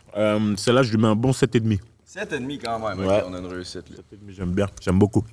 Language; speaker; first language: French; native; French